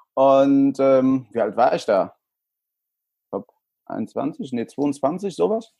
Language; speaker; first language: German; native; German